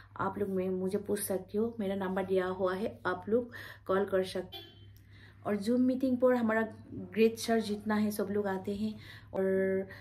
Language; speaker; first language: Hindi; non-native, local second language; Bangla